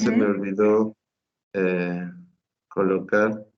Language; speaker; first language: Spanish; native; Spanish